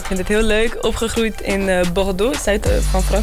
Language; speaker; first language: Dutch; non-native, learner; French